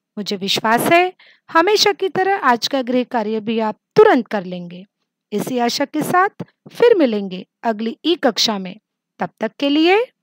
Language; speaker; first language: Hindi; non-native, local second language; Marathi